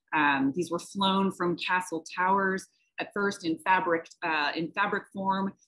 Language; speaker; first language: English; native; English